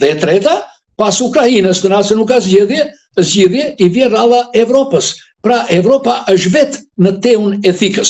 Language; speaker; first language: Albanian; native; Albanian